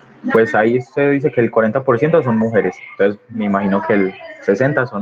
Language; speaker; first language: Spanish; native; Spanish